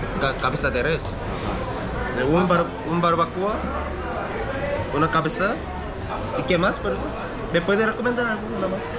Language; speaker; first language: Spanish; non-native, learner; Korean